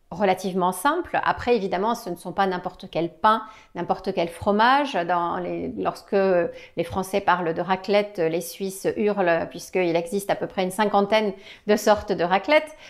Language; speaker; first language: French; native; French